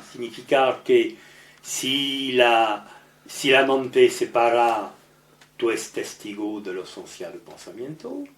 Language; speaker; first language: Spanish; non-native, learner; French